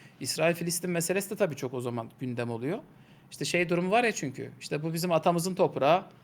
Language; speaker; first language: Turkish; native; Turkish